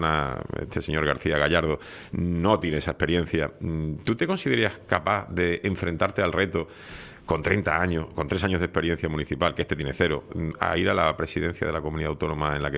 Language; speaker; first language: Spanish; native; Spanish